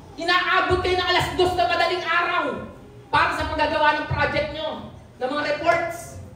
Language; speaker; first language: Filipino; native; Filipino